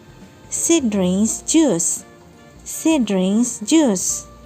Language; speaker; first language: English; non-native, fluent; Indonesian